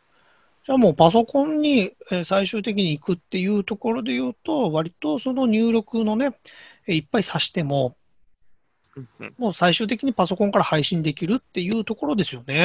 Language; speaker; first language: Japanese; native; Japanese